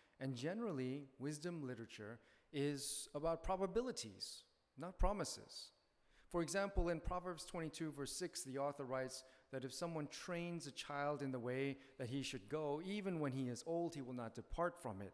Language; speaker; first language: English; early bilingual, other home language; Korean